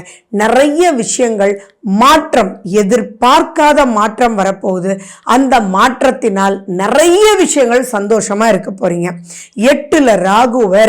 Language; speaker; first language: Tamil; native; Tamil